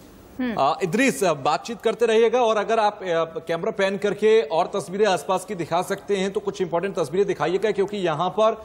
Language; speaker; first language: Hindi; native; Hindi